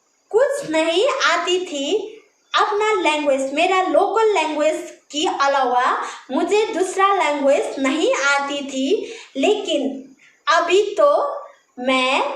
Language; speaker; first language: Hindi; non-native, local second language; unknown